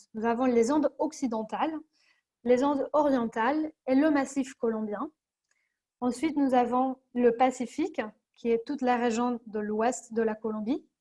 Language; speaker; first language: French; non-native, fluent; Spanish